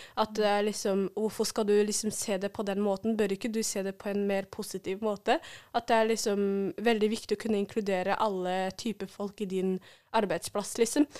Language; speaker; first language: Norwegian; early bilingual, other home language; Somali